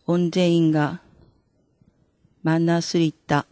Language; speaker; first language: Korean; non-native, fluent; Japanese